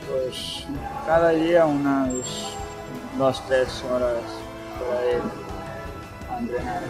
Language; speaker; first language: Spanish; non-native, fluent; Ukrainian